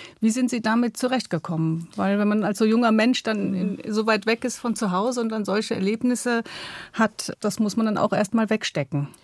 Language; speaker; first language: German; native; German